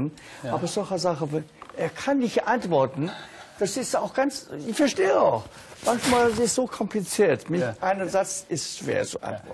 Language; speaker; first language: German; non-native, fluent; Chinese